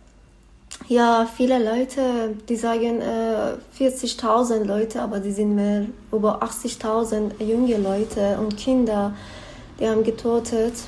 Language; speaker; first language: German; non-native, learner; Persian